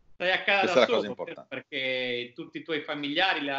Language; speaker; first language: Italian; native; Italian